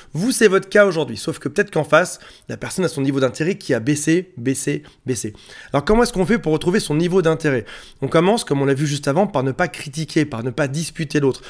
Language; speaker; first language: French; native; French